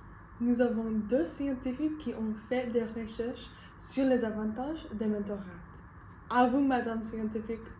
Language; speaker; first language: French; non-native, learner; English